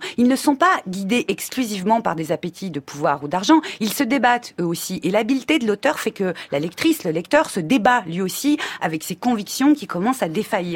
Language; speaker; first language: French; native; French